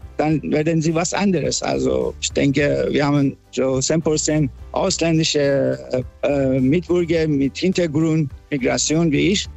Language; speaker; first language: German; non-native, fluent; Persian